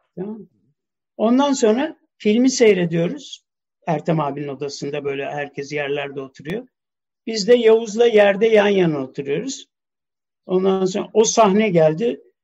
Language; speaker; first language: Turkish; early bilingual, heritage; Turkish